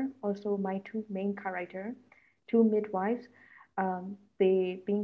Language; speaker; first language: English; non-native, fluent; Burmese